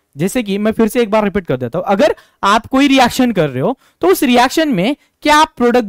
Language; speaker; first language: Hindi; non-native, local second language; Marathi